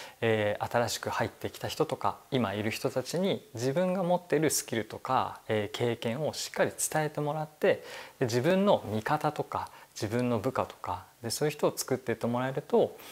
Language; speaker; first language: Japanese; native; Japanese